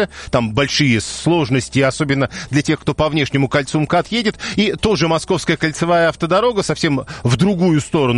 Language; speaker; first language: Russian; native; Russian